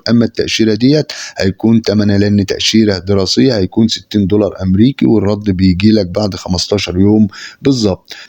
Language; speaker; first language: Arabic; native; Arabic